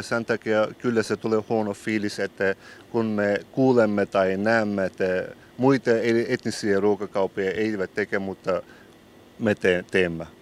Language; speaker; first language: Finnish; non-native, learner; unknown